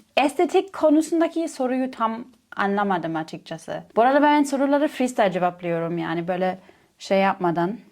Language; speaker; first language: Turkish; non-native, fluent; German